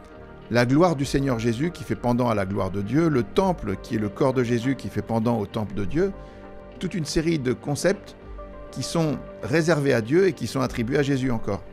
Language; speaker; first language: French; native; French